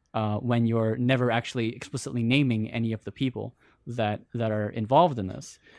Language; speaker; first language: English; early bilingual, other home language; Arabic